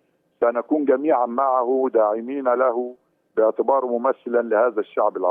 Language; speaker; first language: Arabic; native; Arabic